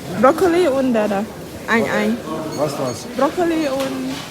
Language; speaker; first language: German; non-native, learner; Thai